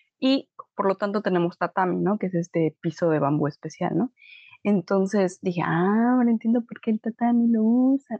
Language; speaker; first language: Spanish; native; Spanish